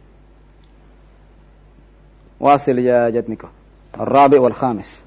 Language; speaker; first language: Arabic; non-native, fluent; Indonesian